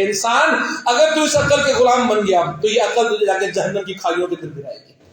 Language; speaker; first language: Urdu; non-native, local second language; Sindhi